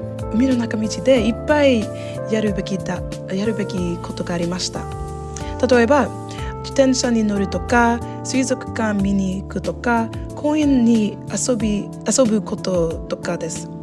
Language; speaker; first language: Japanese; non-native, learner; English